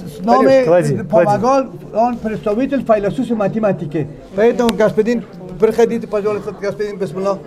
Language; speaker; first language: Russian; non-native, learner; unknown